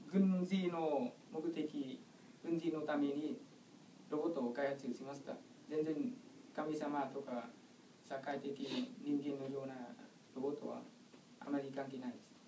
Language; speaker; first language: Japanese; non-native, learner; Vietnamese